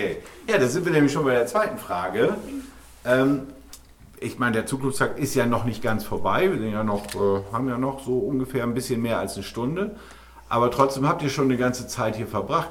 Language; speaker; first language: German; native; German